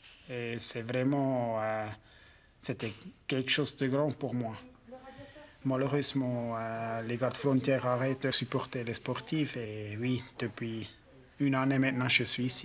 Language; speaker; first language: French; non-native, local second language; German